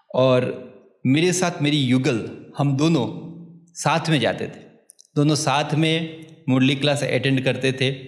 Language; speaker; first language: Hindi; non-native, local second language; Odia